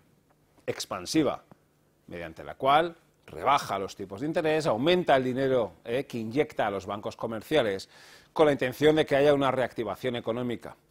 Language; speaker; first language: Spanish; native; Spanish